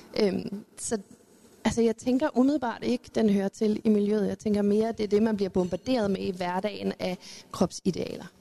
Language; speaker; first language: Danish; early bilingual, other home language; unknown